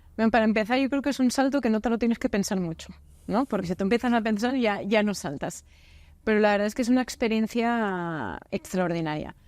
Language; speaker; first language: Spanish; native; Spanish